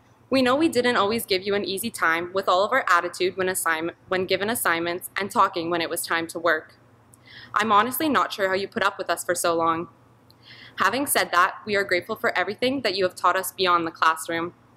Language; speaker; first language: English; native; English